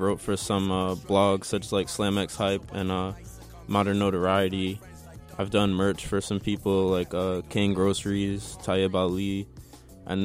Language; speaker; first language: English; native; English